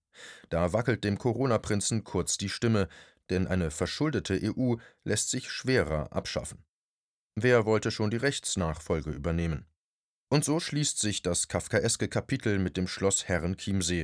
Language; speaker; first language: German; native; German